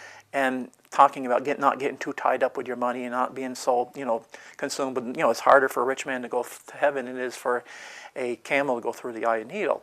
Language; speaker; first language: English; native; English